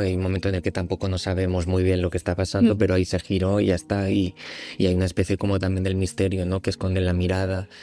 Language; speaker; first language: Spanish; native; Spanish